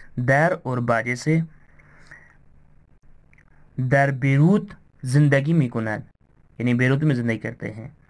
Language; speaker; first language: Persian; non-native, fluent; Urdu